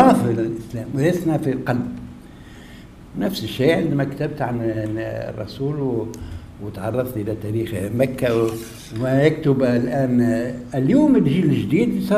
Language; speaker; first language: Arabic; native; Arabic